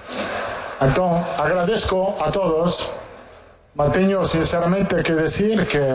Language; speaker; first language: Portuguese; non-native, fluent; Italian